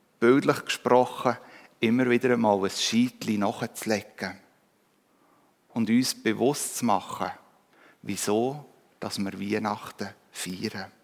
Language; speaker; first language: German; native; German